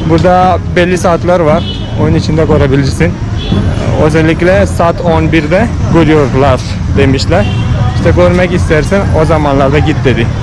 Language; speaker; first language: Turkish; non-native, fluent; Hindi